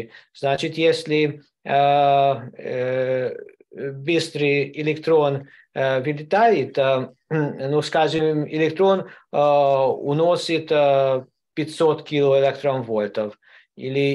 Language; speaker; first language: Russian; non-native, learner; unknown